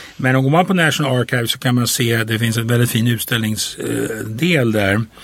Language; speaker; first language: Swedish; native; Swedish